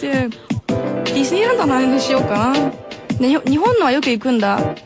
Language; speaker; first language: Japanese; early bilingual, heritage; Japanese